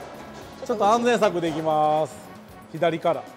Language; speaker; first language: Japanese; native; Japanese